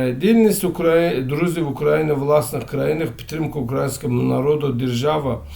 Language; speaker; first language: Ukrainian; non-native, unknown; Azerbaijani